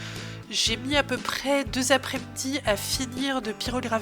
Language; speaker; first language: French; native; French